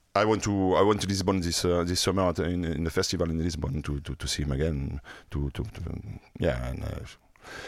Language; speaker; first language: English; non-native, fluent; French